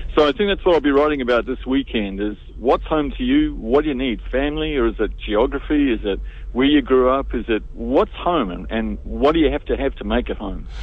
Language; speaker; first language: English; native; English